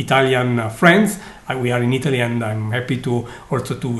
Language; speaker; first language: English; non-native, fluent; Italian